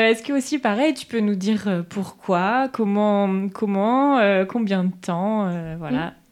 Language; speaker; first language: French; native; French